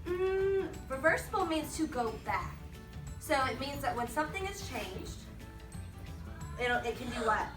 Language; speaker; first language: English; native; English